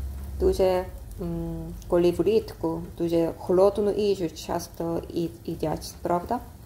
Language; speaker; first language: Ukrainian; non-native, learner; Korean